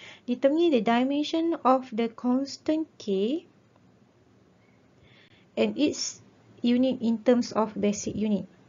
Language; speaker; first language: English; non-native, local second language; Malay